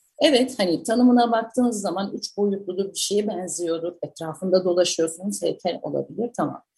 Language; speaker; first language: Turkish; native; Turkish